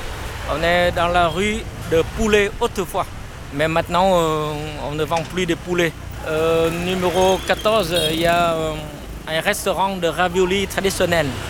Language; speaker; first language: French; non-native, fluent; Vietnamese